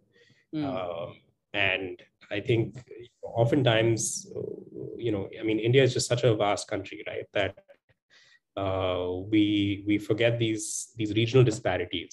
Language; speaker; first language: English; non-native, local second language; Hindi